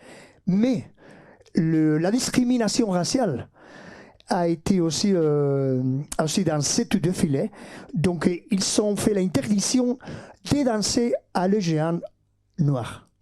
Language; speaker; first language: French; non-native, fluent; Basque